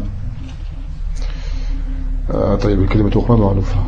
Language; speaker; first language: Arabic; non-native, fluent; French